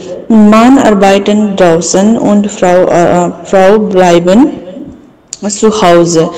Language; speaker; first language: German; non-native, learner; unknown